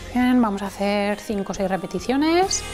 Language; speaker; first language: Spanish; native; Spanish